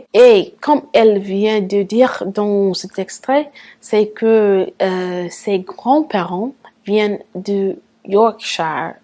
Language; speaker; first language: French; non-native, fluent; English